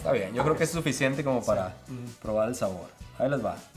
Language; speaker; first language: Spanish; native; Spanish